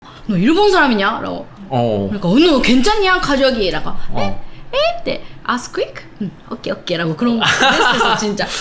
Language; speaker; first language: Korean; non-native, learner; Japanese